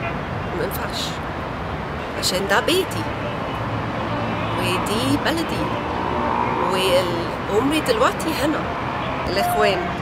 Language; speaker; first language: Arabic; non-native, learner; English